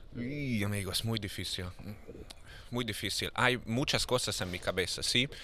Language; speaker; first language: Spanish; non-native, learner; Hungarian